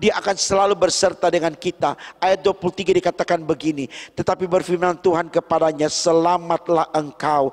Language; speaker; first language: Indonesian; native; Indonesian